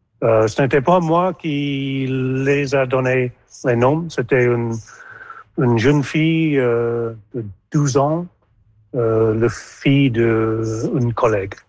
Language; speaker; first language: French; non-native, local second language; English